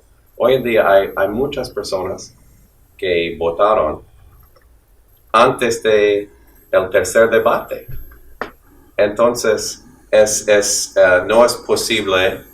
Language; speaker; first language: Spanish; non-native, fluent; English